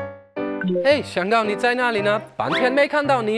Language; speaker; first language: Chinese; non-native, fluent; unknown